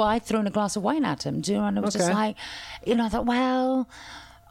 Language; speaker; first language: English; native; English